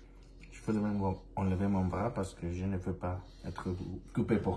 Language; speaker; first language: French; non-native, learner; Spanish